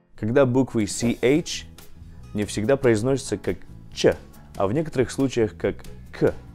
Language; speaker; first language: Russian; early bilingual, heritage; Russian